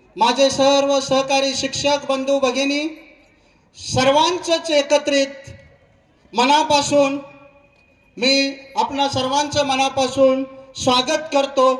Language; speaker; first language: Marathi; native; Marathi